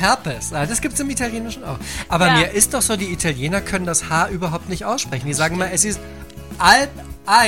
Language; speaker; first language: German; native; German